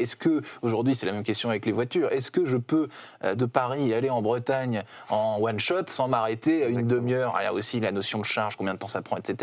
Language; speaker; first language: French; native; French